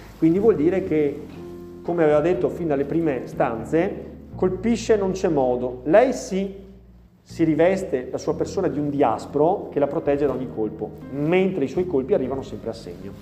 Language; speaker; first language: Italian; native; Italian